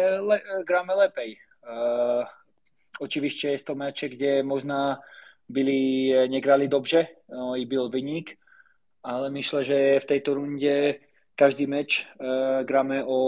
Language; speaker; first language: Polish; non-native, learner; Slovak